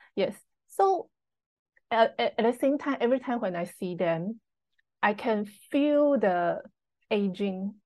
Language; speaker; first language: English; non-native, fluent; Chinese